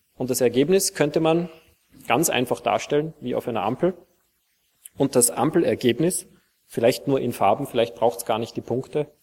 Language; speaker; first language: German; native; German